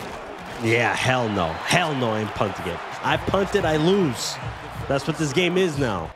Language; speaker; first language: English; native; English